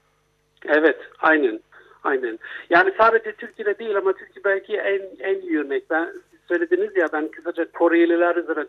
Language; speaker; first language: Turkish; non-native, fluent; German